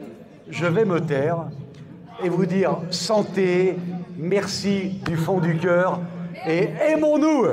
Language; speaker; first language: French; native; French